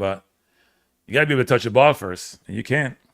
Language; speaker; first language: English; native; English